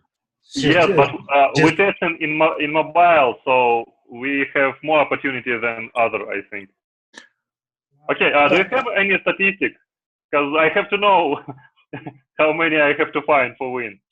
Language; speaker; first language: English; non-native, learner; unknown